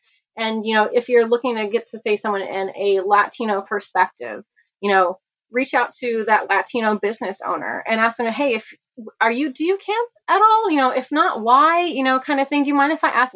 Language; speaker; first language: English; native; English